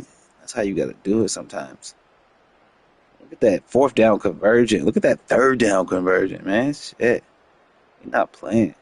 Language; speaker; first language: English; native; English